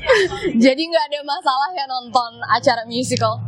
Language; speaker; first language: Indonesian; native; Indonesian